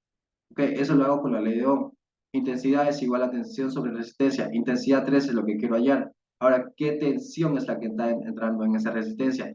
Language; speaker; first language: Spanish; native; Spanish